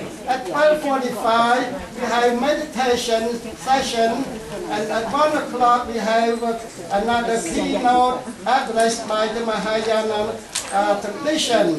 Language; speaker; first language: English; non-native, fluent; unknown